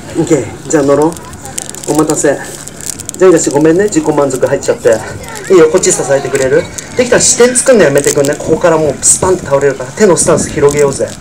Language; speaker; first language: Japanese; non-native, fluent; English